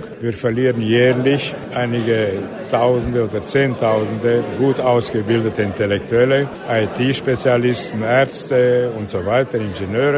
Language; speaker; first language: German; native; German